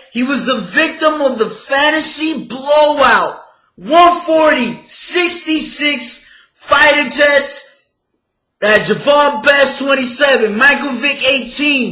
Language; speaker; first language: English; native; English